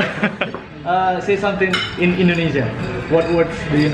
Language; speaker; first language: English; non-native, learner; Indonesian